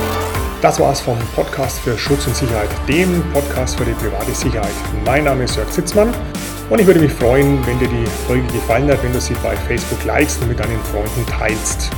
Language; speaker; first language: German; native; German